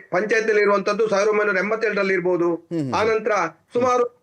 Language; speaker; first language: Kannada; native; Kannada